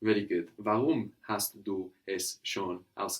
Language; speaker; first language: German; non-native, fluent; English